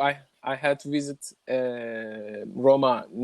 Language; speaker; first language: English; non-native, learner; Turkish